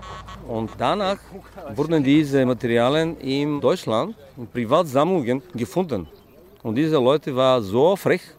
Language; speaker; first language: German; non-native, fluent; Bulgarian